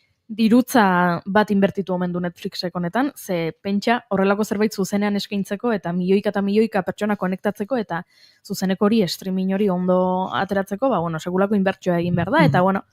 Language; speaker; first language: Basque; native; Basque